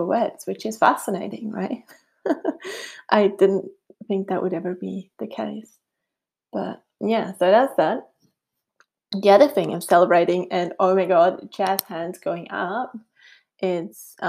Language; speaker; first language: English; non-native, fluent; Swiss German